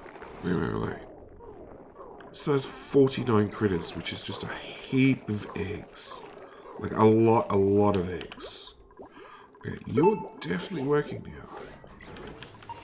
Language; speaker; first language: English; native; English